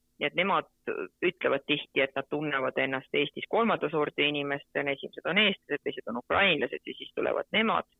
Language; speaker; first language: Estonian; native; Estonian